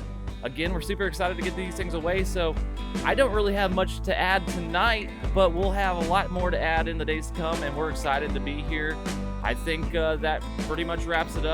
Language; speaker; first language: English; native; English